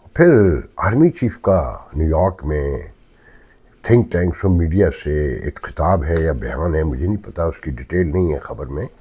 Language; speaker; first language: Urdu; native; Urdu